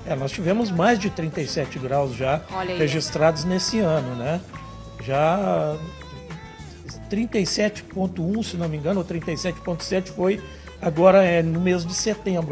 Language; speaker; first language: Portuguese; native; Portuguese